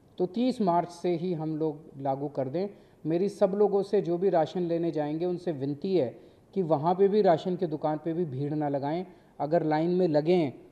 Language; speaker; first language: Hindi; native; Hindi